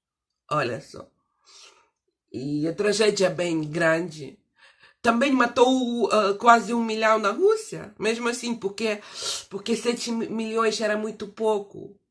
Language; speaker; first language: Portuguese; non-native, fluent; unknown